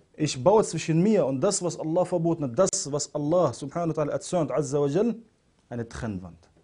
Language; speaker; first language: German; non-native, fluent; Arabic